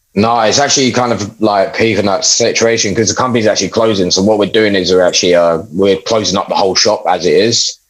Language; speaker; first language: English; native; English